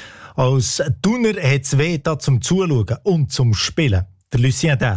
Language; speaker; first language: German; native; German